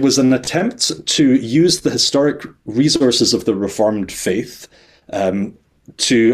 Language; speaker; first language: English; native; English